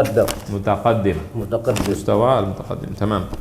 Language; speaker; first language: Arabic; non-native, fluent; Indonesian